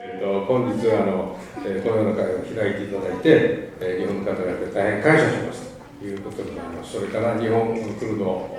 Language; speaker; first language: Japanese; native; Japanese